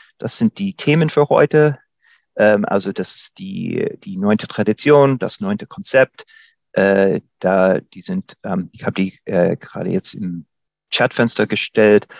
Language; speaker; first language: German; non-native, fluent; English